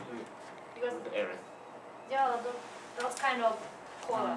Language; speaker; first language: English; non-native, learner; Japanese